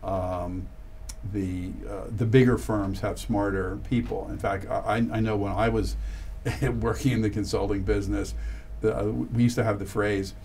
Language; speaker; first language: English; native; English